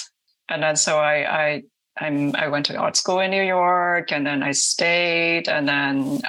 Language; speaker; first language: English; non-native, local second language; Cantonese